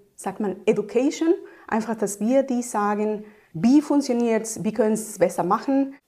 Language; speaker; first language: German; non-native, fluent; Spanish